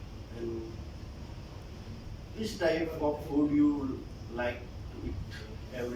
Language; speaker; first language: English; non-native, local second language; Gujarati